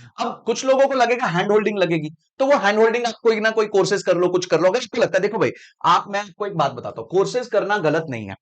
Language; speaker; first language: Hindi; native; Hindi